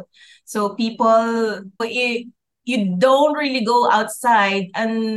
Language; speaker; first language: English; non-native, local second language; Filipino